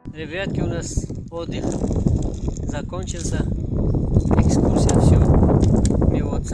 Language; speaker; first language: Russian; non-native, local second language; Tajik